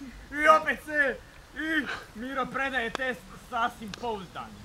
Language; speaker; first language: Croatian; native; Croatian